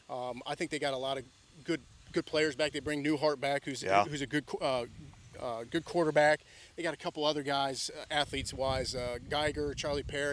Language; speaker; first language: English; native; English